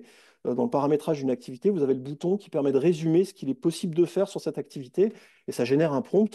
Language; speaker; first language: French; native; French